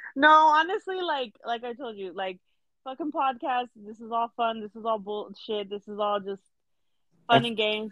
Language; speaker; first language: English; early bilingual, other home language; Spanish